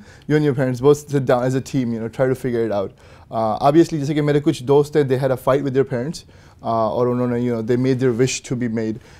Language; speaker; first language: Hindi; early bilingual, other home language; Urdu